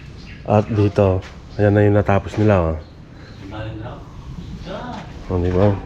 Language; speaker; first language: Filipino; native; Filipino